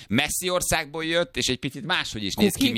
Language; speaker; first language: Hungarian; native; Hungarian